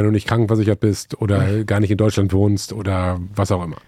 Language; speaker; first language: German; native; German